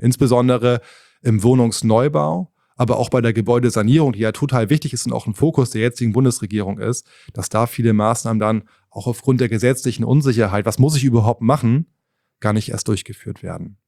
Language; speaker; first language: German; native; German